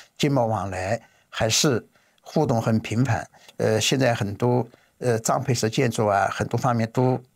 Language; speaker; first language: Chinese; native; Chinese